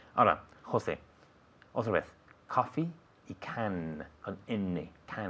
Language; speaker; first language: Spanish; non-native, fluent; English